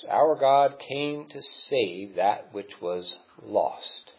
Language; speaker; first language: English; native; English